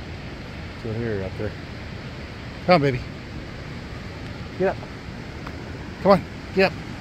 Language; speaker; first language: English; native; English